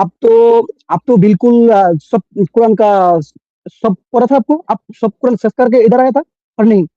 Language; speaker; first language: Hindi; non-native, local second language; Bangla